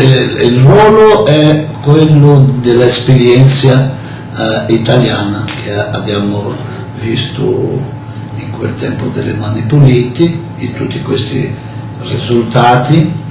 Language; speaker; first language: Italian; non-native, fluent; Portuguese